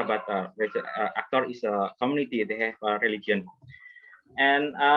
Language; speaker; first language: English; non-native, fluent; Indonesian